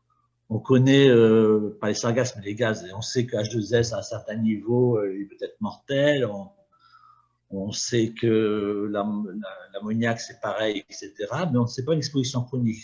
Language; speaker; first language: French; native; French